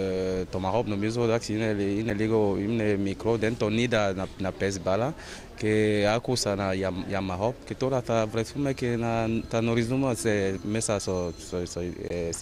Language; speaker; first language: Greek; non-native, fluent; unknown